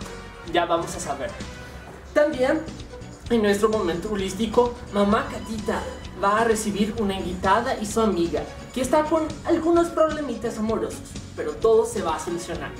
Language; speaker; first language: Spanish; non-native, learner; Portuguese